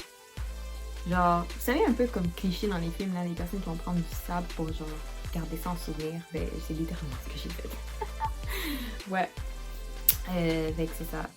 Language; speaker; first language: French; native; French